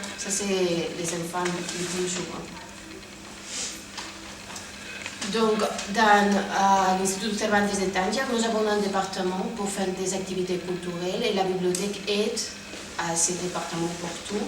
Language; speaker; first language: French; non-native, fluent; Spanish